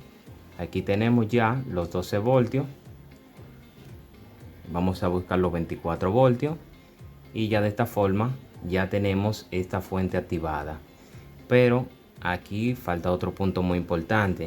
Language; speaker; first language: Spanish; native; Spanish